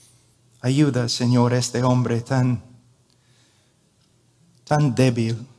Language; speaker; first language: Spanish; non-native, fluent; English